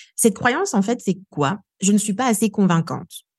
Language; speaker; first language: French; non-native, local second language; Lingala